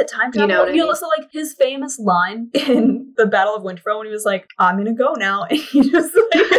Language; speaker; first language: English; native; English